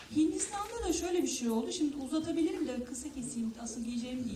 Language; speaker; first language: Turkish; native; Turkish